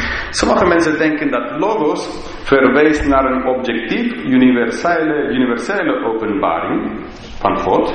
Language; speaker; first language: Dutch; non-native, fluent; English